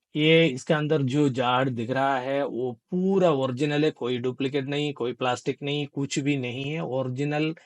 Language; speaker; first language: Hindi; non-native, local second language; Malayalam